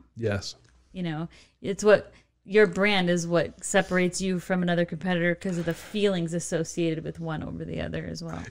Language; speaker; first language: English; native; English